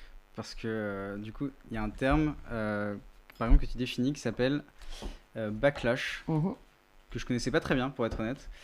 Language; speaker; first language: French; native; French